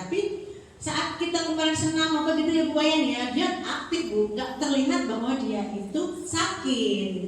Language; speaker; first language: Indonesian; native; Indonesian